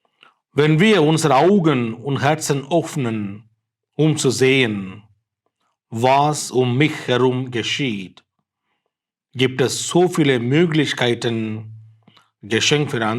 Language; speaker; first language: German; non-native, fluent; Tamil